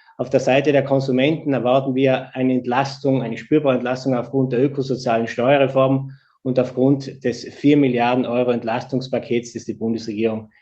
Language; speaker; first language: German; native; German